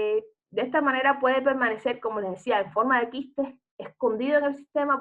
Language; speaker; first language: Spanish; native; Spanish